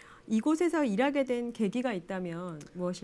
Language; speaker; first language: Korean; native; Korean